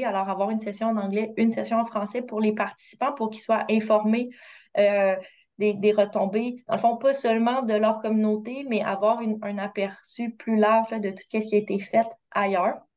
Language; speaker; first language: French; native; French